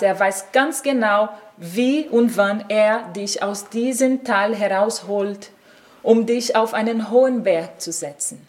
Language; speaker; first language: German; non-native, fluent; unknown